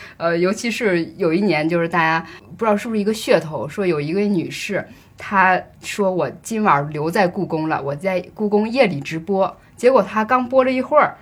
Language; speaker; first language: Chinese; native; Chinese